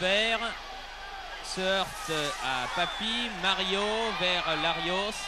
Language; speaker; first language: French; native; French